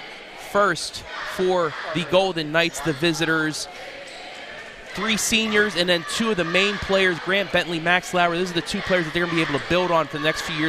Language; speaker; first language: English; native; English